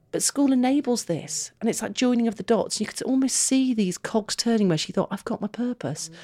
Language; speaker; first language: English; native; English